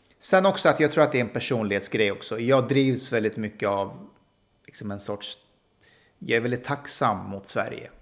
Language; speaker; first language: Swedish; early bilingual, other home language; Persian